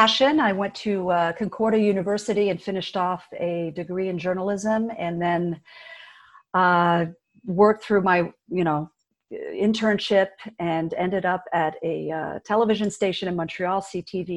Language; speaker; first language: English; early bilingual, other home language; French